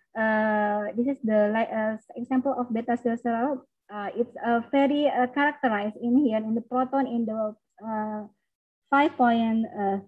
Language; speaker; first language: English; non-native, learner; Indonesian